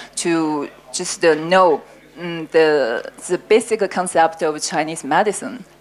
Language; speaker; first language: English; non-native, learner; Chinese